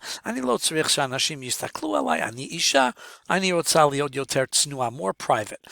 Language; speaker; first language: Hebrew; non-native, fluent; English